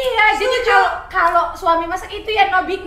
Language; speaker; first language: Indonesian; native; Indonesian